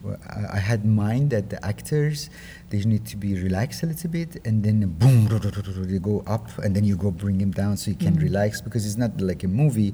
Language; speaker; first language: English; non-native, fluent; Persian